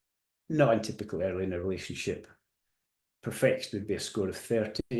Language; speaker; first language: English; native; English